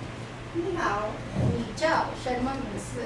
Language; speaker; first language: Chinese; non-native, learner; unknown